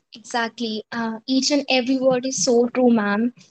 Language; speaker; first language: English; non-native, local second language; Hindi